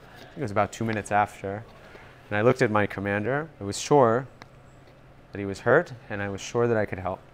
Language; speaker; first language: English; native; English